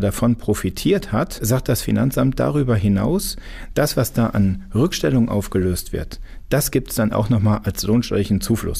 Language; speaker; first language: German; native; German